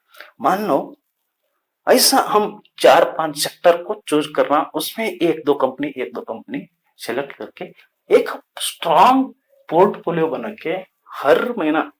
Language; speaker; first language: Hindi; non-native, local second language; Kannada